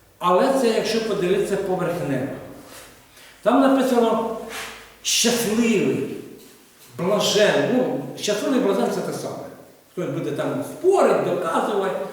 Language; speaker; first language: Ukrainian; non-native, local second language; Russian